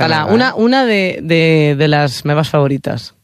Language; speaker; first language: Catalan; non-native, learner; Spanish